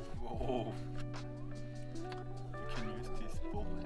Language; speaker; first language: English; non-native, learner; Korean